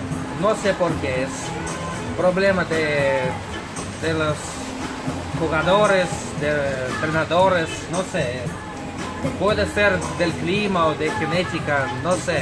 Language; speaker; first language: Spanish; non-native, fluent; Russian